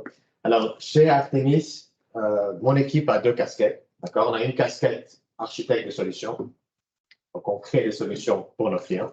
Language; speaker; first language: French; native; French